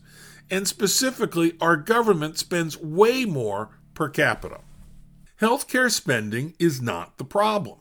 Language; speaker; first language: English; native; English